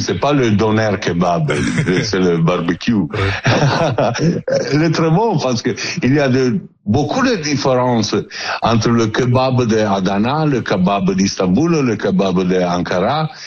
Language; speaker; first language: French; non-native, learner; Italian